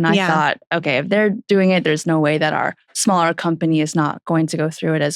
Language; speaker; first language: English; native; English